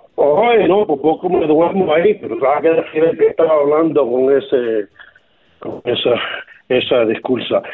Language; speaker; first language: Spanish; early bilingual, other home language; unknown